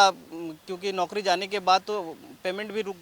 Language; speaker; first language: Hindi; native; Hindi